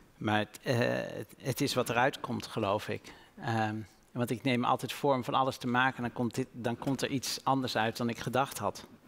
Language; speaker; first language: Dutch; native; Dutch